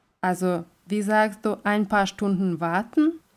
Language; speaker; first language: German; non-native, fluent; Russian